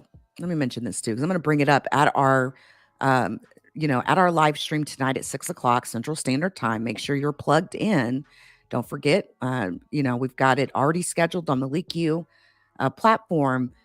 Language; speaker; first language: English; native; English